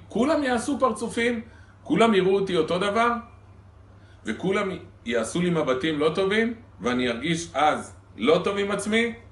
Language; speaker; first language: Hebrew; native; Hebrew